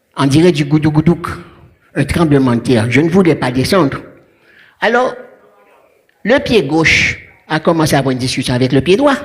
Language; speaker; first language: French; non-native, local second language; Haitian Creole